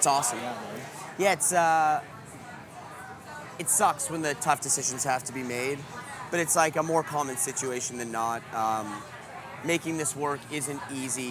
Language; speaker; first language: English; native; English